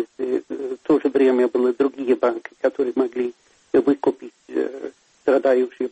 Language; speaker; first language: Russian; non-native, fluent; Swedish